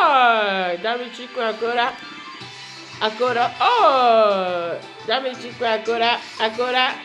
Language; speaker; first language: Italian; non-native, learner; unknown